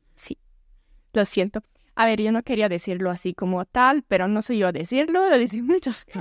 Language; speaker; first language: Spanish; non-native, fluent; Italian